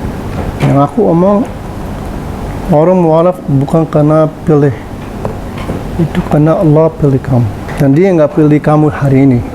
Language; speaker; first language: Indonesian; non-native, learner; English